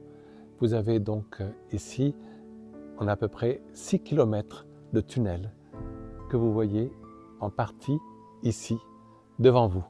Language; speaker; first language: French; native; French